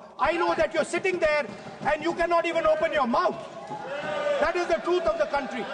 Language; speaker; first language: English; non-native, local second language; Hindi